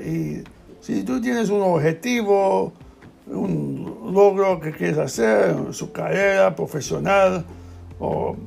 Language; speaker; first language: Spanish; non-native, learner; English